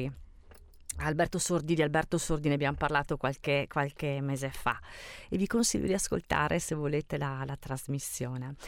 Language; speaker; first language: Italian; native; Italian